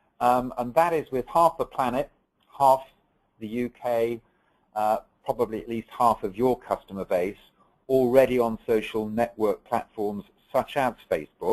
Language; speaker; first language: English; native; English